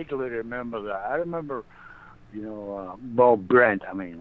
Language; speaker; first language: English; native; English